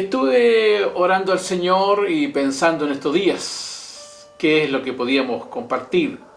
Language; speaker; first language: Spanish; native; Spanish